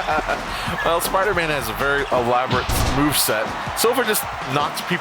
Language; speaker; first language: English; native; English